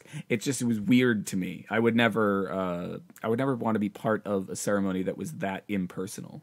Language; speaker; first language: English; native; English